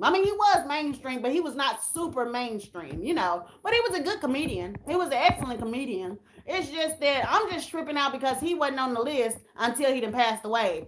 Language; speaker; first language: English; native; English